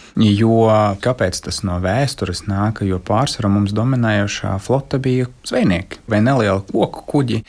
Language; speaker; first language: Latvian; non-native, local second language; Russian